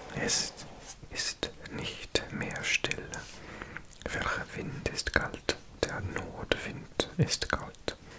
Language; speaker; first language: German; non-native, learner; English